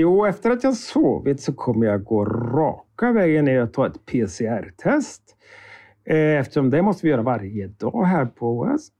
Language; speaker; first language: Swedish; native; Swedish